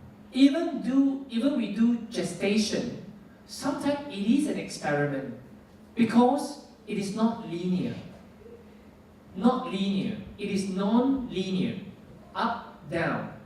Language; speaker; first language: English; non-native, fluent; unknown